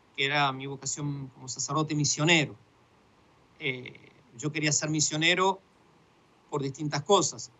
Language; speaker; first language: Spanish; native; Spanish